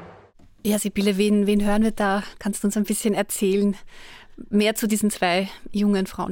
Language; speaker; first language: German; native; German